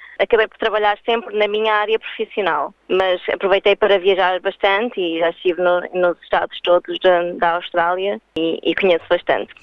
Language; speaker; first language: Portuguese; native; Portuguese